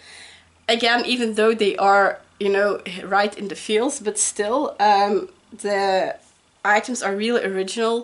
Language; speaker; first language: English; non-native, fluent; Dutch